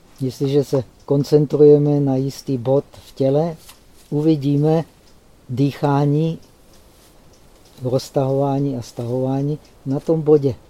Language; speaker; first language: Czech; native; Czech